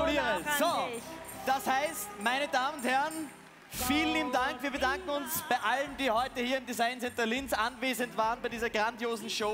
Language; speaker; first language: German; native; German